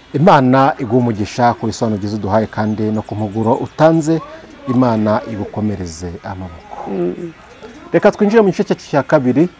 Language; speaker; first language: Kinyarwanda; native; Kinyarwanda